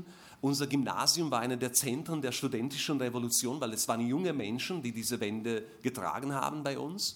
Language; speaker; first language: German; non-native, fluent; Slovak